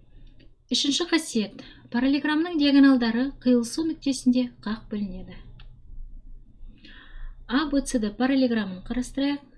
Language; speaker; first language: Kazakh; native; Kazakh